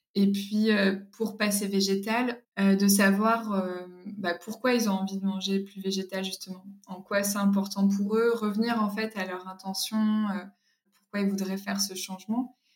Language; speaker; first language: French; native; French